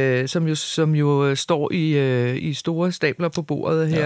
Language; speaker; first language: Danish; native; Danish